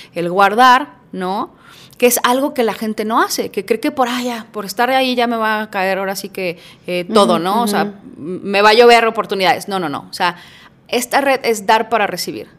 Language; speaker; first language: Spanish; native; Spanish